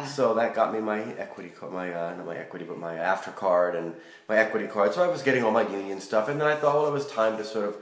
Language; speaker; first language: English; native; English